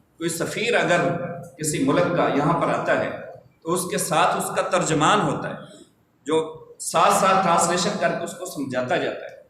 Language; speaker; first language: Urdu; non-native, local second language; Punjabi